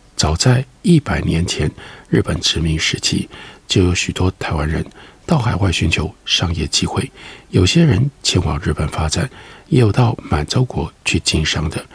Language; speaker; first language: Chinese; native; Chinese